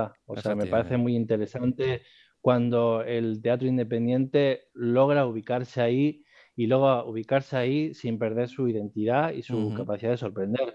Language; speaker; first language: Spanish; native; Spanish